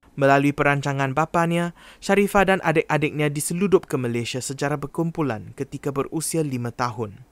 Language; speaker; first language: Malay; native; Malay